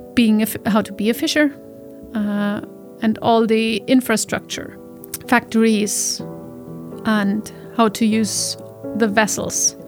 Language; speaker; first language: English; non-native, fluent; German